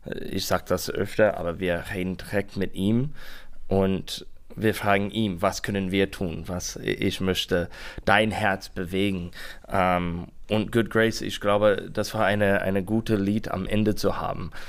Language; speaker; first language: German; non-native, learner; English